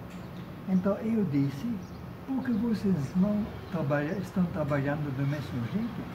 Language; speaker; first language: Portuguese; non-native, fluent; German